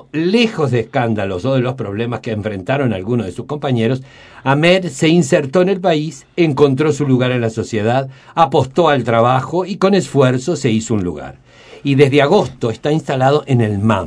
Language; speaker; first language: Spanish; native; Spanish